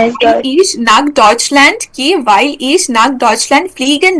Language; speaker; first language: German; non-native, fluent; Bangla